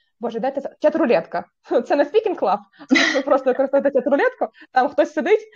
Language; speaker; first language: Ukrainian; native; Ukrainian